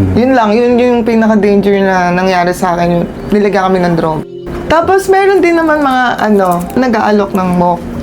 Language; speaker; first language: Filipino; non-native, local second language; Cebuano